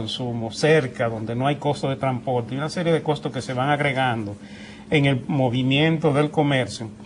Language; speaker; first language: Spanish; native; Spanish